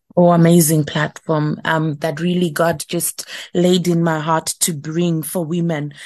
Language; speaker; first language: English; non-native, local second language; Shona